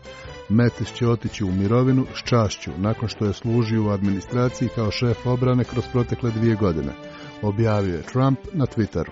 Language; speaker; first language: Croatian; native; Croatian